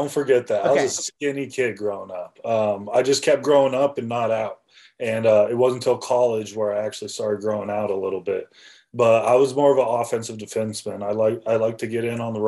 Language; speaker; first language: English; native; English